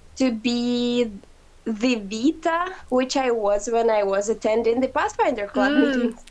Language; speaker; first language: English; non-native, fluent; Ukrainian